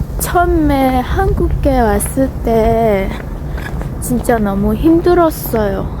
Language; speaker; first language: Korean; non-native, learner; Hmong